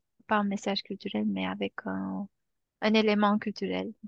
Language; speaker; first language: French; non-native, fluent; Romanian